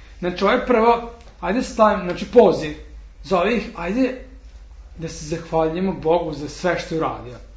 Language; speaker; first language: Serbian; non-native, fluent; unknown